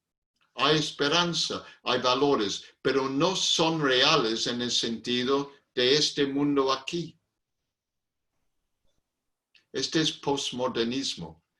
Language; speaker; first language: Spanish; non-native, fluent; English